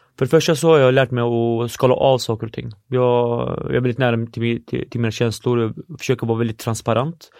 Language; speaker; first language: Swedish; early bilingual, other home language; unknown